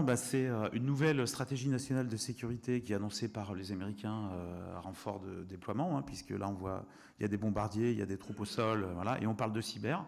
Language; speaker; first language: French; native; French